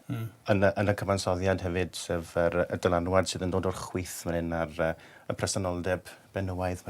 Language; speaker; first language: Welsh; native; Welsh